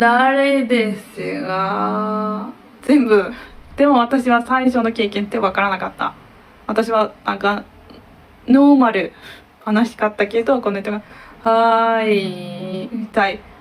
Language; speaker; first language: Japanese; non-native, learner; Turkish